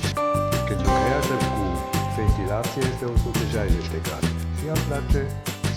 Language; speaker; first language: Romanian; non-native, learner; Swiss German